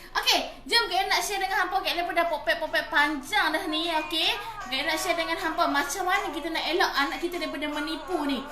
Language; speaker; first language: Malay; native; Malay